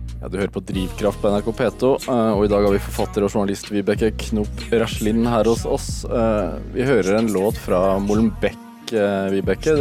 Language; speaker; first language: Norwegian; native; Norwegian